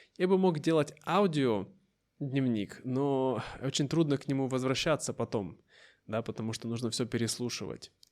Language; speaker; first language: Russian; native; Russian